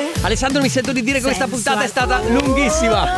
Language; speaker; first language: Italian; native; Italian